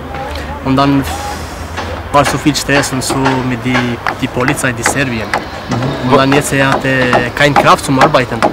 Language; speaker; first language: German; non-native, learner; Albanian